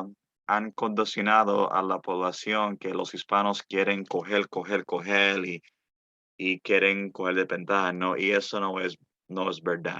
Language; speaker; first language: Spanish; early bilingual, heritage; Spanish